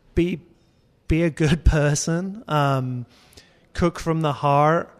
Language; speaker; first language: English; native; English